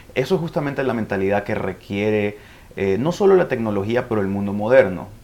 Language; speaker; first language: Spanish; early bilingual, heritage; Spanish